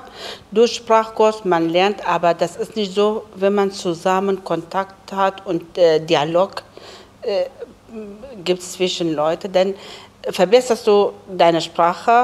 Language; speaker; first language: German; non-native, learner; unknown